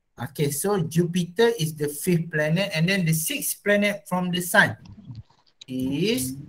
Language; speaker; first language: English; non-native, local second language; Malay